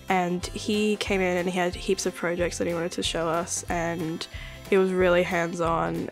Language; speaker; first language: English; native; English